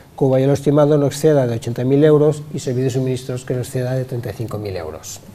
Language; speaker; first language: Spanish; non-native, local second language; Catalan